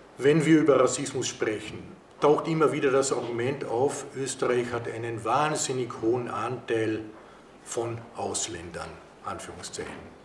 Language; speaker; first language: German; native; German